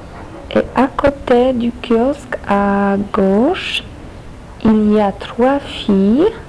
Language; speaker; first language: French; non-native, learner; Polish